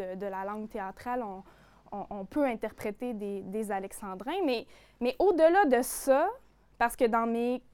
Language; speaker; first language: French; native; French